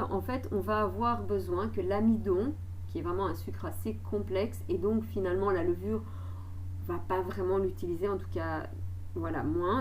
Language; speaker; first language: French; native; French